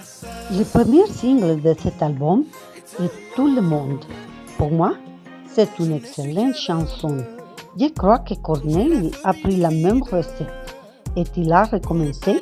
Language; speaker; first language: French; non-native, learner; Spanish